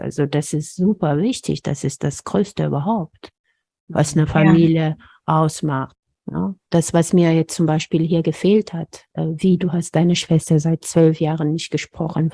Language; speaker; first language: German; non-native, fluent; Amharic